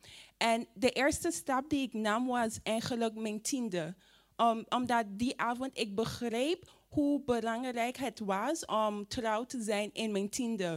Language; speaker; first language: Dutch; non-native, fluent; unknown